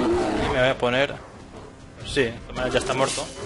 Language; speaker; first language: Spanish; native; Spanish